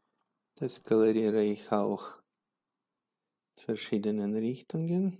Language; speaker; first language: German; non-native, fluent; Russian